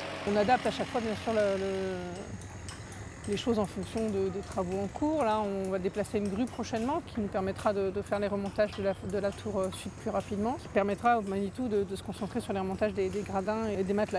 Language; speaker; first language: French; native; French